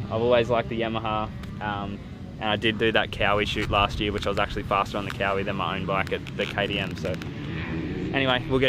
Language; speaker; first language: English; native; English